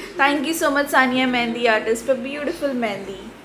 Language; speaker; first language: English; non-native, local second language; Telugu